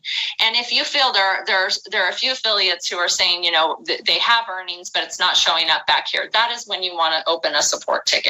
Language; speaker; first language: English; native; English